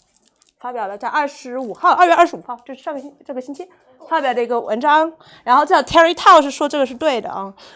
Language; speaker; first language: Chinese; non-native, fluent; English